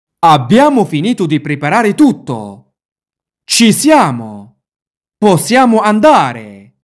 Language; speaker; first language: Italian; non-native, fluent; Arabic